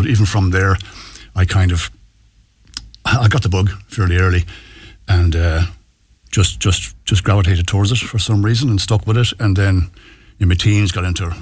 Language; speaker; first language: English; native; English